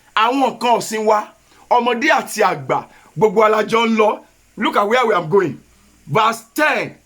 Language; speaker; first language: English; non-native, local second language; Yoruba